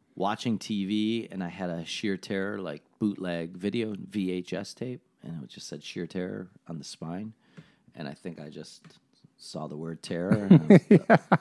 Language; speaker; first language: English; native; English